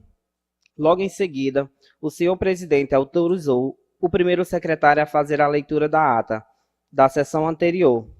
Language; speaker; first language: Portuguese; native; Portuguese